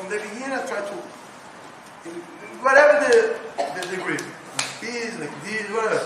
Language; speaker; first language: English; non-native, learner; Portuguese